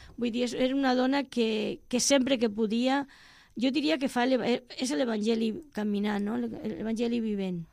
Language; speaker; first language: Catalan; non-native, local second language; Spanish